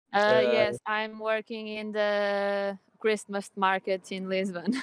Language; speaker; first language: English; non-native, learner; Portuguese